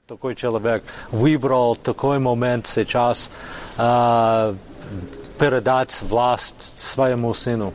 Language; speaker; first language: Russian; non-native, fluent; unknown